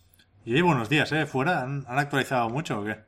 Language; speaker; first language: Spanish; native; Spanish